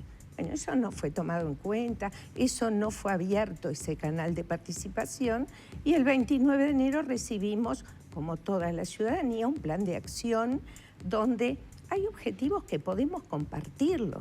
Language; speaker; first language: Spanish; native; Spanish